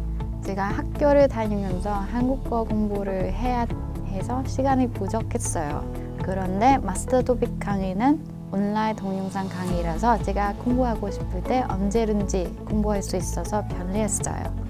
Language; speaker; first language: Korean; non-native, fluent; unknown